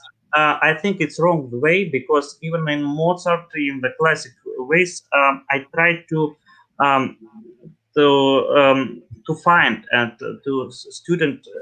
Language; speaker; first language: English; non-native, learner; Russian